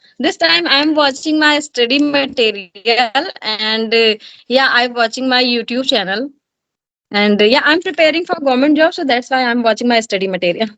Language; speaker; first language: English; non-native, learner; Hindi